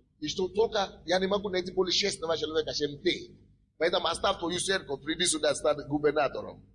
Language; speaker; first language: Russian; non-native, fluent; Yoruba